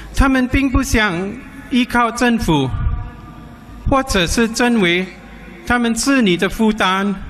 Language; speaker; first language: Chinese; non-native, local second language; English